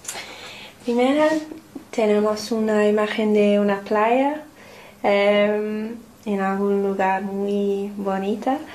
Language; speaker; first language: Spanish; non-native, learner; English